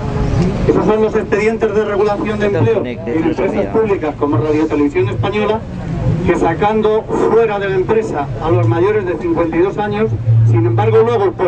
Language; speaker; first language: Spanish; native; Spanish